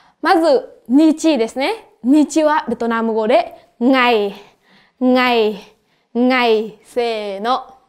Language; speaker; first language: Japanese; non-native, fluent; Vietnamese